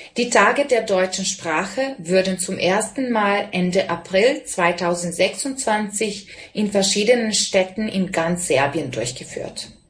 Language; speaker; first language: German; non-native, fluent; Serbian